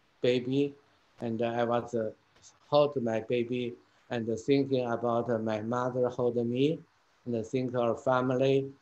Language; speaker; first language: English; non-native, fluent; Chinese